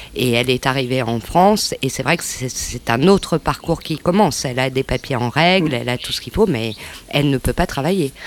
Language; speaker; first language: French; native; French